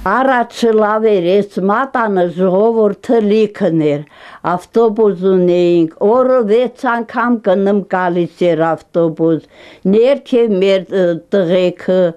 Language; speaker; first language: Armenian; non-native, local second language; Greek